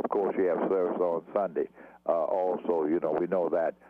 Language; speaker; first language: English; native; English